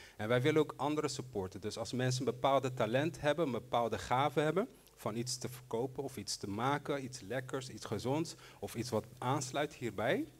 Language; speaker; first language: Dutch; non-native, local second language; Papiamento